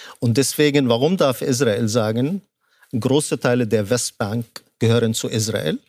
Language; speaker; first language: German; non-native, fluent; Arabic